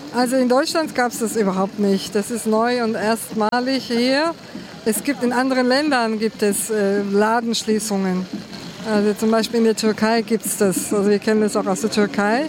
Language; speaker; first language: German; early bilingual, other home language; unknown